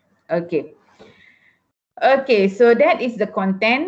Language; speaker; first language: English; non-native, local second language; Malay